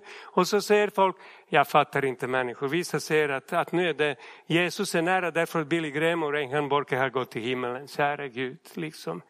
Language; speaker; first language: Swedish; non-native, fluent; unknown